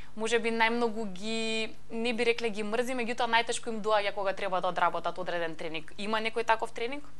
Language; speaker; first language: Macedonian; native; Macedonian